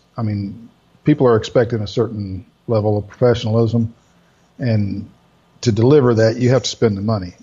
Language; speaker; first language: English; native; English